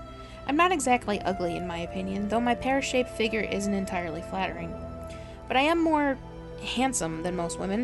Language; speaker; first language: English; native; English